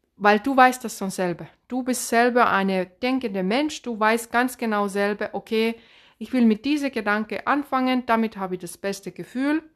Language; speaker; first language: German; non-native, fluent; Finnish